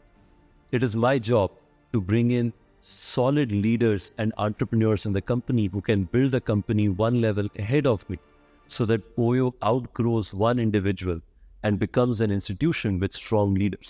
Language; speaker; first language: English; non-native, local second language; Hindi